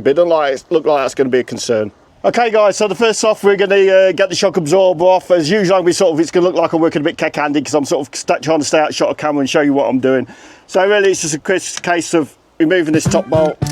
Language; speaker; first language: English; native; English